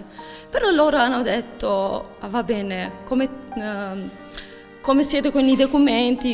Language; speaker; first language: Italian; non-native, learner; Albanian